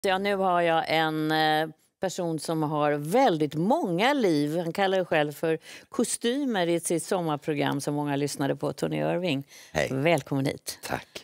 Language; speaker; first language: Swedish; native; Swedish